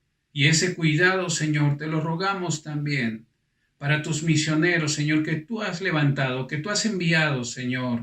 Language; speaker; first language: Spanish; native; Spanish